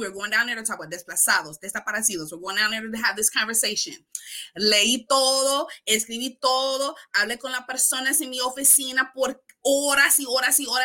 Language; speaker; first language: Spanish; non-native, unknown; English